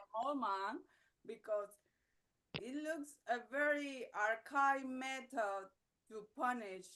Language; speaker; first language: English; non-native, learner; Spanish